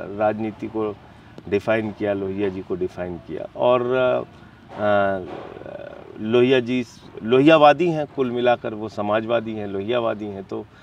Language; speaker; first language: Hindi; native; Hindi